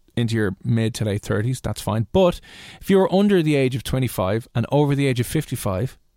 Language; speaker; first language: English; native; English